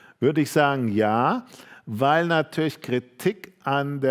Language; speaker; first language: German; native; German